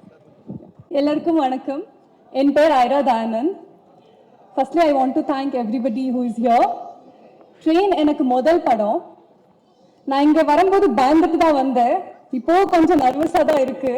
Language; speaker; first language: Tamil; non-native, local second language; Telugu